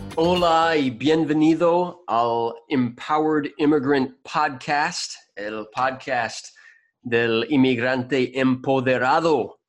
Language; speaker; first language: Spanish; non-native, fluent; English